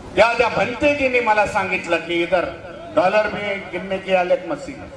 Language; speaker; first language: Hindi; non-native, local second language; Marathi